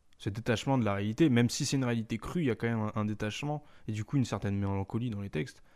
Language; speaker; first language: French; native; French